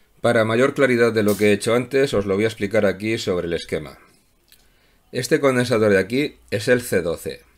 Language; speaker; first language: Spanish; native; Spanish